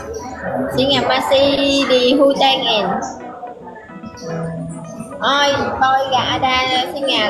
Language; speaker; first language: Indonesian; non-native, learner; Vietnamese